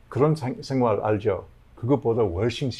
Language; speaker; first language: Korean; non-native, learner; English